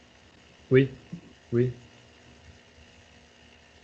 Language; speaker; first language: French; non-native, learner; Portuguese